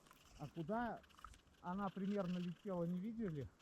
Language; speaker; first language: Russian; native; Russian